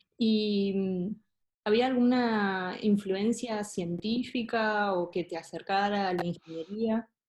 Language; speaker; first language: Spanish; native; Spanish